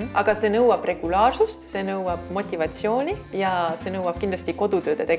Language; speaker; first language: Estonian; native; Estonian